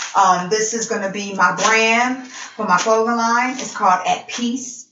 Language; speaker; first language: English; native; English